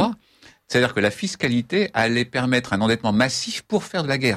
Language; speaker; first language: French; native; French